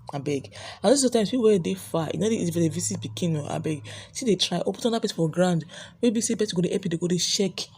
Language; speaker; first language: Nigerian Pidgin; native; Nigerian Pidgin